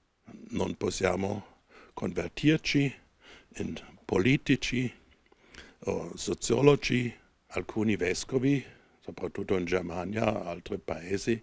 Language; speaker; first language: Italian; non-native, fluent; German